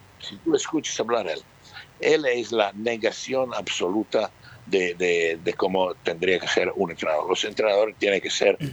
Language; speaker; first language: Spanish; non-native, fluent; Italian